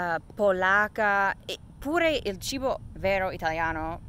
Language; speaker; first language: Italian; non-native, fluent; English